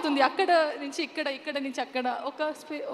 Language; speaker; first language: Telugu; non-native, learner; Kannada